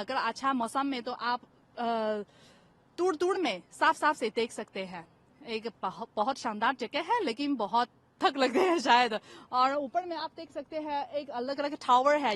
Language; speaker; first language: Hindi; non-native, fluent; Chinese